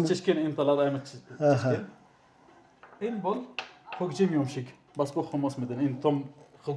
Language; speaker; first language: Mongolian; non-native, learner; Arabic